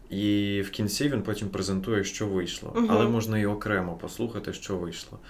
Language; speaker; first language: Ukrainian; non-native, local second language; Russian